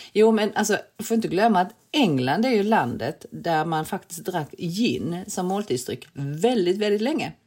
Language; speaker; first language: Swedish; early bilingual, other home language; Korean